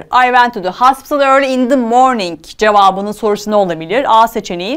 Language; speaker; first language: English; non-native, fluent; Turkish